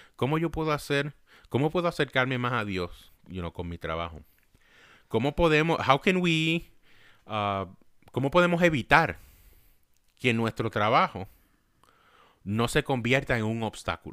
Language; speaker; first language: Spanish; early bilingual, heritage; Spanish